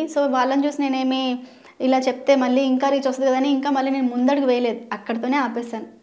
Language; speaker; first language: Telugu; non-native, local second language; Hindi